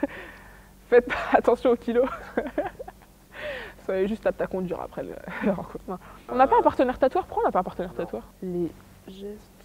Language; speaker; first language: French; native; French